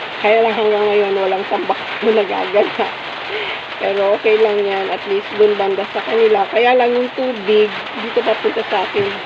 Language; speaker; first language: Filipino; native; Filipino